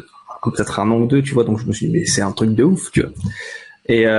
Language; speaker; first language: French; native; French